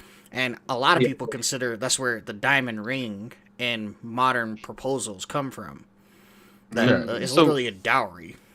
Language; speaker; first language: English; native; English